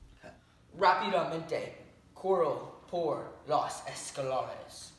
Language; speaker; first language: Spanish; non-native, learner; English